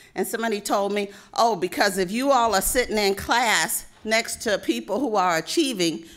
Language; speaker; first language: English; native; English